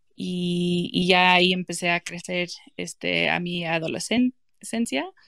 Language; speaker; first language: Spanish; non-native, fluent; English